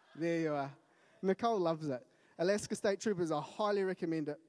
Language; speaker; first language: English; native; English